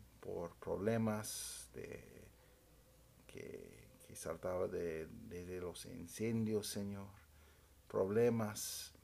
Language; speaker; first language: Spanish; non-native, fluent; English